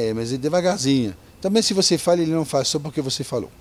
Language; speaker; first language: Portuguese; non-native, fluent; French